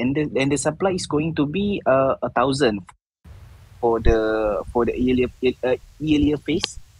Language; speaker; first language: English; non-native, local second language; Malay